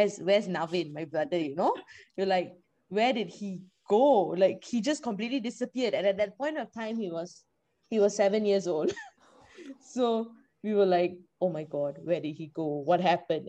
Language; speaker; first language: English; non-native, local second language; Tamil